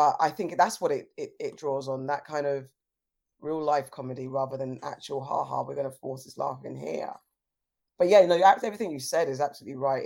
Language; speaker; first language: English; native; English